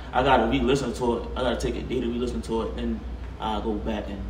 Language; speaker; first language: English; native; English